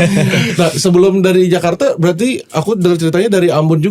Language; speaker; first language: Indonesian; native; Indonesian